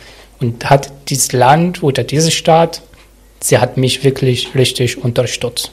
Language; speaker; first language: German; non-native, learner; Arabic